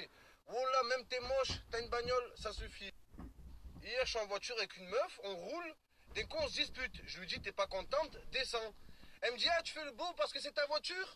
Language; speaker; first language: French; native; French